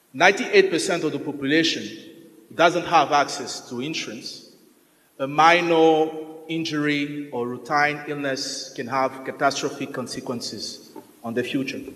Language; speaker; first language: English; non-native, fluent; French